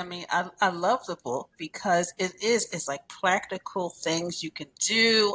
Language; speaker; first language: English; native; English